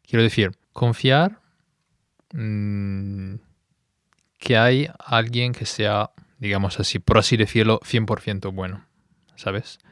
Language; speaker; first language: Spanish; non-native, fluent; Italian